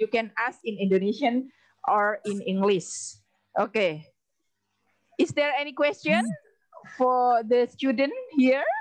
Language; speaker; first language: English; non-native, learner; Indonesian